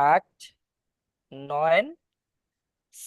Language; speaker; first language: German; non-native, learner; Bangla